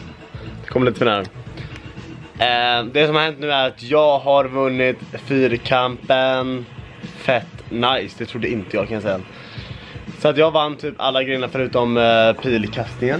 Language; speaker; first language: Swedish; native; Swedish